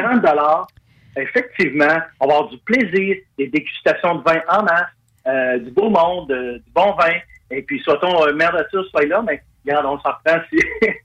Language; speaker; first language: French; native; French